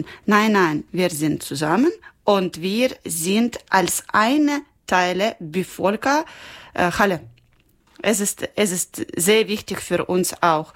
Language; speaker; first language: German; non-native, learner; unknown